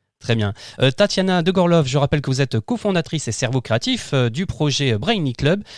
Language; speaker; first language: French; native; French